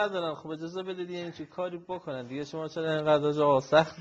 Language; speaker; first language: Persian; native; Persian